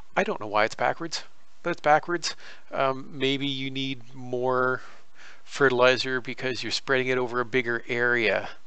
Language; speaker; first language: English; native; English